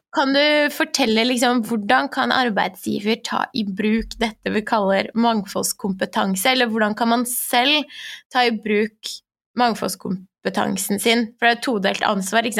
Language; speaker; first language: Norwegian; early bilingual, other home language; Persian